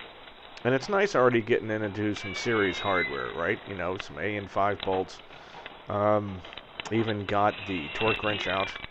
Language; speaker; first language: English; native; English